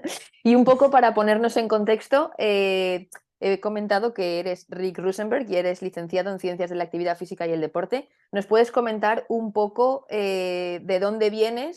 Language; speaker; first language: Spanish; native; Spanish